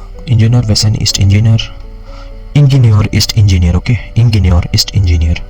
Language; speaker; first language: German; non-native, learner; Marathi